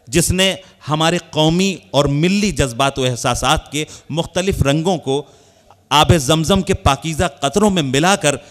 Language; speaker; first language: Urdu; native; Urdu